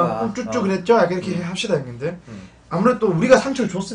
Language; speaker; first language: Korean; native; Korean